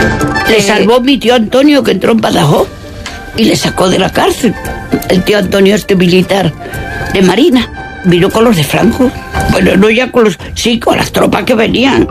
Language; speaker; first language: Spanish; native; Spanish